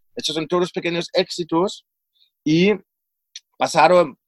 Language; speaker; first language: Spanish; non-native, fluent; German